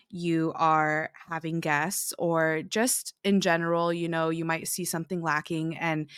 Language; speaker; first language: English; early bilingual, other home language; Filipino